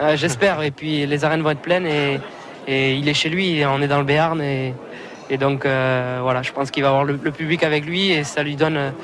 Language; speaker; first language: French; native; French